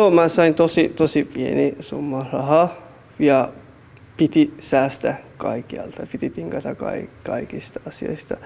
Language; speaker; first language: Finnish; non-native, fluent; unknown